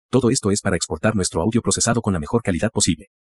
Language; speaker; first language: Spanish; native; Spanish